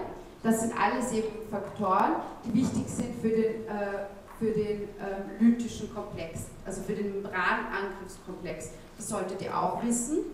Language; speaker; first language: German; native; German